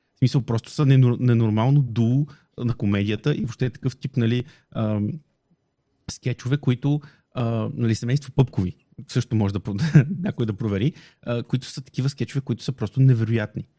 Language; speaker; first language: Bulgarian; native; Bulgarian